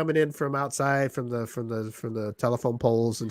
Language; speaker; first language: English; native; English